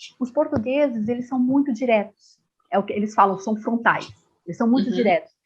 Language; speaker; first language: Portuguese; native; Portuguese